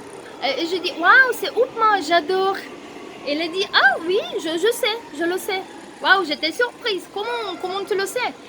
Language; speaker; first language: French; non-native, fluent; Russian